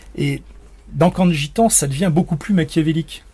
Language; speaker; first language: French; native; French